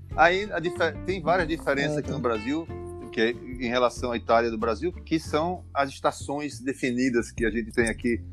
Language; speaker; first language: Portuguese; native; Portuguese